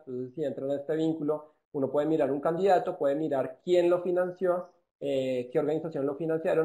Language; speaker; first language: Spanish; native; Spanish